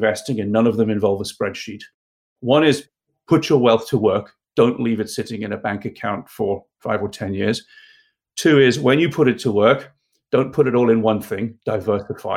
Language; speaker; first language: English; native; English